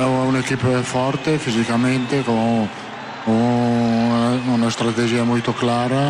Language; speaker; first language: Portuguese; non-native, fluent; Italian